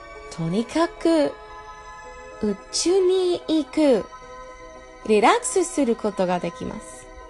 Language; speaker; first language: Japanese; non-native, learner; English